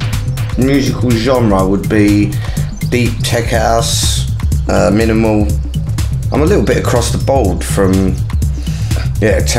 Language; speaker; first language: English; native; English